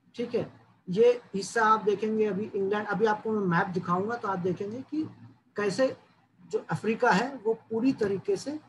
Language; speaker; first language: Hindi; native; Hindi